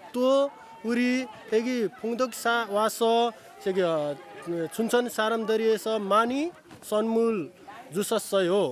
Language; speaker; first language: Korean; non-native, learner; Nepali